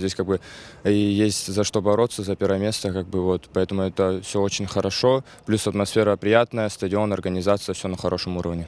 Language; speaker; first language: Russian; native; Russian